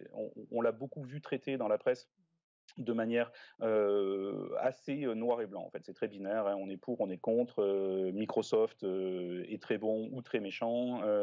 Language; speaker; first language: French; native; French